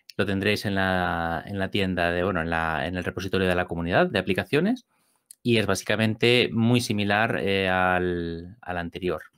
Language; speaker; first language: Spanish; native; Spanish